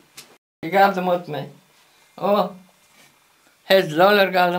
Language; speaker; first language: Swedish; early bilingual, heritage; Swedish